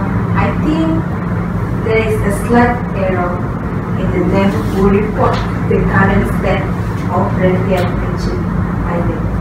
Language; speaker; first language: English; non-native, local second language; Malay